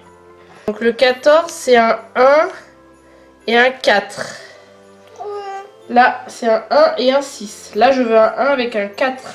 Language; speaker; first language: French; native; French